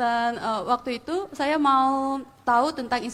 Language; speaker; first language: Indonesian; non-native, fluent; Korean